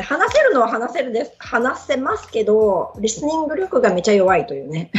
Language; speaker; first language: Japanese; native; Japanese